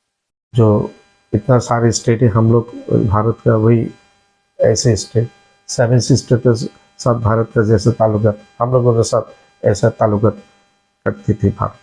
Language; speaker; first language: Hindi; non-native, learner; Bangla